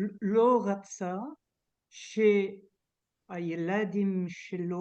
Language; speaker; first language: Hebrew; non-native, learner; French